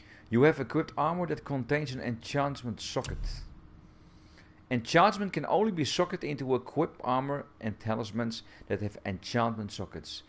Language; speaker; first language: English; non-native, fluent; Dutch